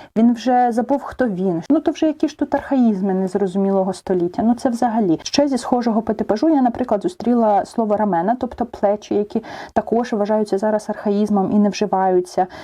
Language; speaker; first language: Ukrainian; native; Ukrainian